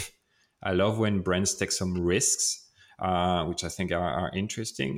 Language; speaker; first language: English; non-native, fluent; French